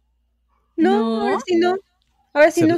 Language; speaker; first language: Spanish; native; Spanish